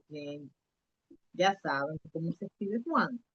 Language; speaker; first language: Spanish; non-native, learner; Portuguese